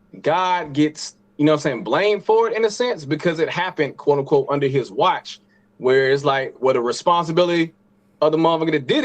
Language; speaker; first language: English; native; English